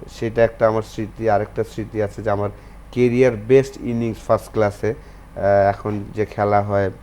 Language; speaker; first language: Bangla; native; Bangla